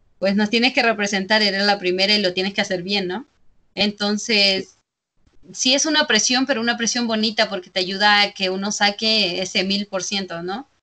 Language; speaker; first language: Spanish; native; Spanish